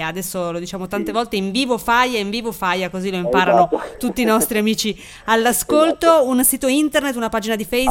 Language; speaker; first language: Italian; native; Italian